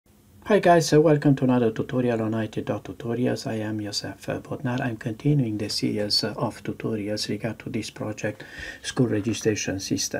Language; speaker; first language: English; non-native, fluent; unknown